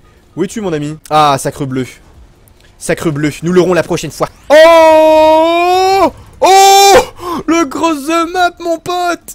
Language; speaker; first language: French; native; French